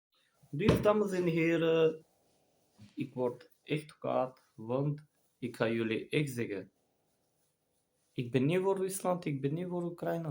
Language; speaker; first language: Dutch; non-native, fluent; Bulgarian